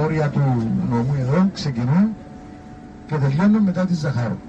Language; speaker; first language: Greek; native; Greek